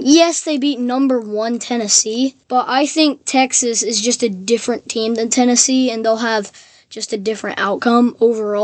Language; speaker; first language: English; native; English